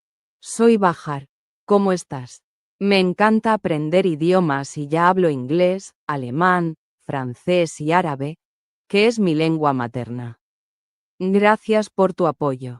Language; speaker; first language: Spanish; non-native, learner; Arabic